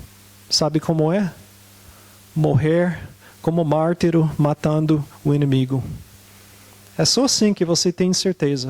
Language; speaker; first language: Portuguese; non-native, fluent; English